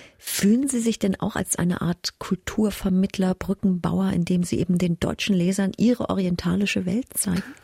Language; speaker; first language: German; native; German